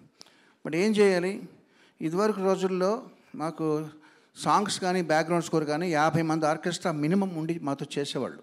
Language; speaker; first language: Telugu; native; Telugu